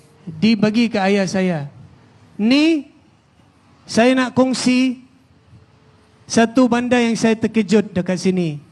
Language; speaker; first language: Indonesian; non-native, fluent; Filipino